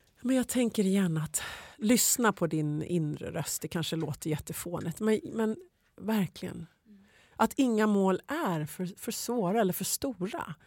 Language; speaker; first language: Swedish; native; Swedish